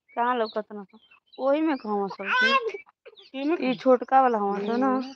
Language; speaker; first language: Hindi; native; Hindi